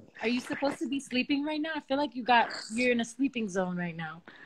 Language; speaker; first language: English; early bilingual, other home language; Spanish